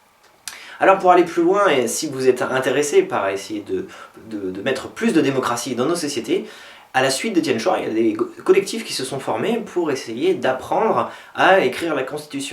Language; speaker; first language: French; native; French